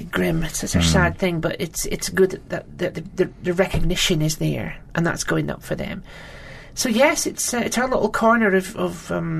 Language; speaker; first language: English; native; English